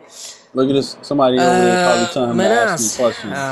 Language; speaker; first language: English; native; English